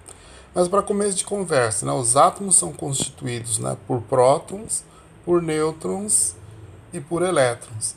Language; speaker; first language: Portuguese; native; Portuguese